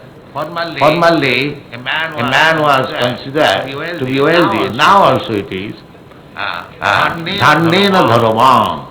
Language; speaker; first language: English; non-native, local second language; Bangla